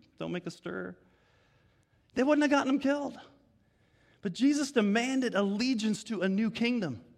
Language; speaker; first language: English; native; English